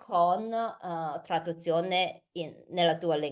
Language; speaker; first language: Italian; non-native, learner; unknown